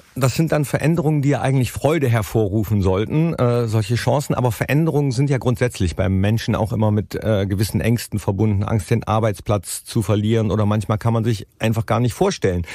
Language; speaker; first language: German; native; German